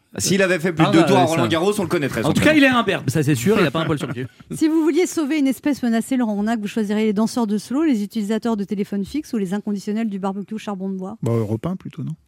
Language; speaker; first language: French; native; French